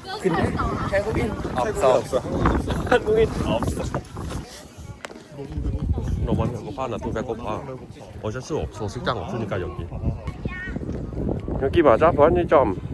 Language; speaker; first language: Korean; non-native, learner; Thai